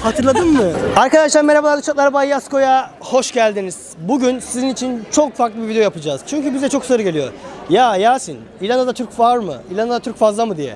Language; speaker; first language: Turkish; native; Turkish